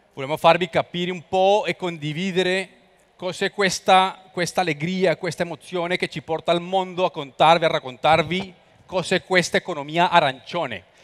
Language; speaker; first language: Italian; non-native, learner; Spanish